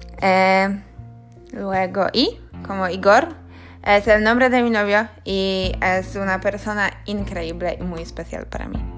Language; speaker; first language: Spanish; non-native, learner; Polish